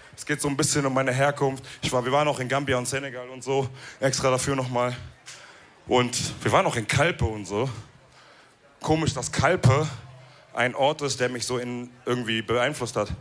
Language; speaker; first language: German; early bilingual, other home language; Wolof